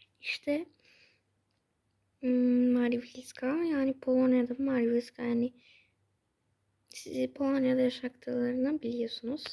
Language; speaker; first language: Turkish; early bilingual, heritage; Turkish